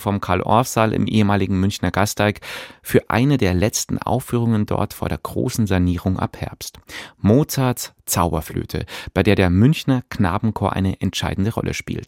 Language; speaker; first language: German; native; German